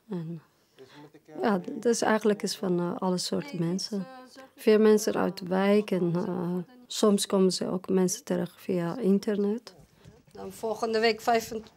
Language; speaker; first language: Dutch; non-native, fluent; Persian